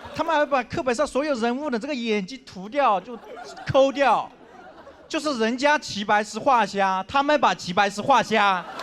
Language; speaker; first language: Chinese; non-native, local second language; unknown